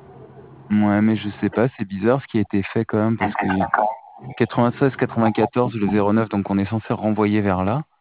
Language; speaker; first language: French; native; French